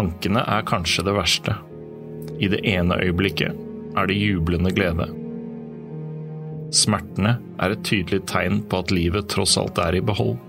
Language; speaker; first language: Norwegian; native; Norwegian